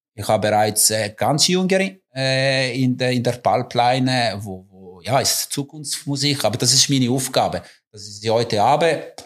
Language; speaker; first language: German; non-native, local second language; Italian